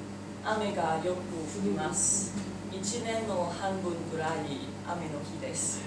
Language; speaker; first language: Japanese; non-native, learner; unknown